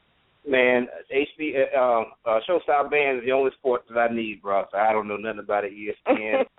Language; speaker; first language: English; native; English